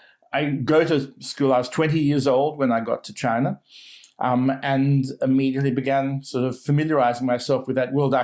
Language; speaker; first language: English; native; English